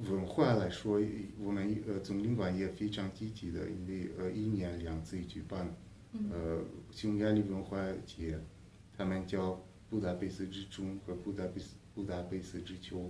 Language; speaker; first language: Chinese; non-native, fluent; Hungarian